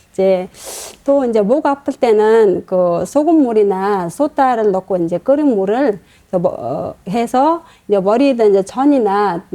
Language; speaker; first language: Korean; non-native, fluent; Mongolian